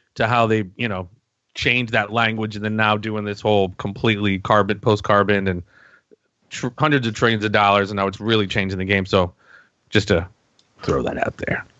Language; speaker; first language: English; native; English